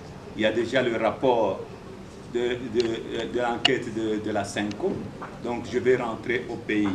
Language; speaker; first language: French; non-native, local second language; Swahili